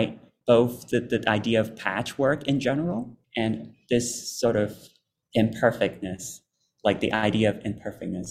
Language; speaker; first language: English; non-native, local second language; Cantonese